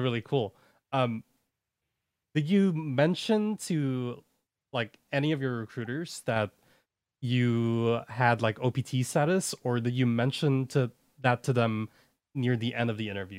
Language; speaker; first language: English; non-native, local second language; Filipino